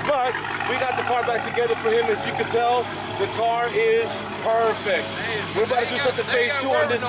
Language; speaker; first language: English; native; English